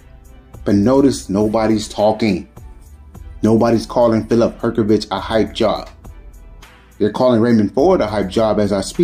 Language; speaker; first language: English; native; English